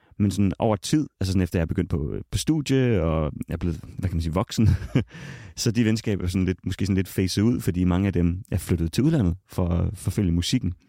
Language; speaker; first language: Danish; native; Danish